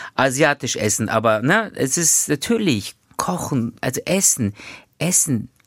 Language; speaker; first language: German; early bilingual, other home language; Turkish